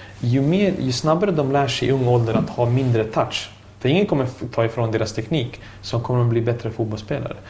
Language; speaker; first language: Swedish; early bilingual, other home language; Serbian